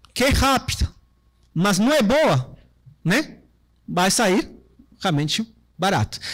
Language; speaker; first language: Portuguese; non-native, fluent; Spanish